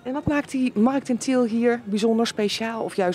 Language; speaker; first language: Dutch; native; Dutch